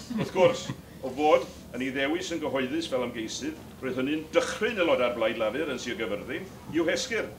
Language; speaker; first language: Welsh; native; Welsh